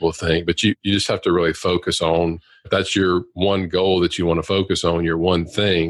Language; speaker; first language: English; native; English